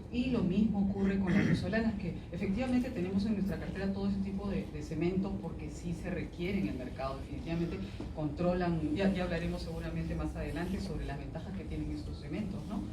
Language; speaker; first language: Spanish; native; Spanish